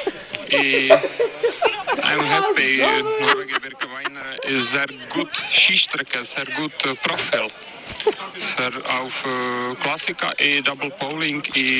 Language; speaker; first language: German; non-native, learner; Czech